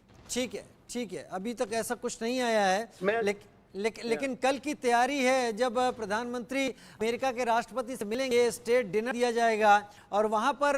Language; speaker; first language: Hindi; native; Hindi